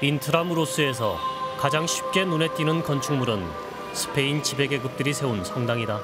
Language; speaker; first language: Korean; native; Korean